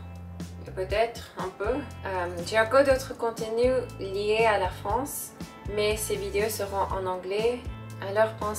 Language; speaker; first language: French; non-native, learner; English